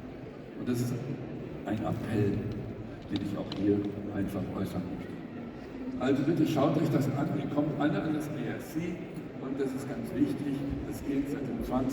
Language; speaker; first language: German; native; German